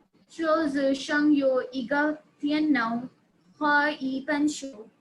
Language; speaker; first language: Chinese; non-native, learner; Hindi